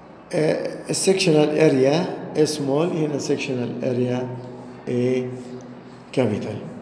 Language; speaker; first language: English; non-native, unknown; Arabic